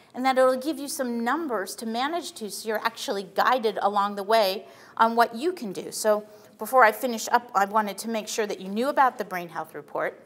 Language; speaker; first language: English; native; English